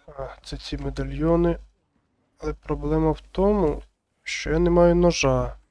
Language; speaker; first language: Ukrainian; non-native, local second language; Russian